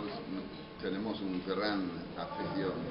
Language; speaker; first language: Spanish; non-native, fluent; English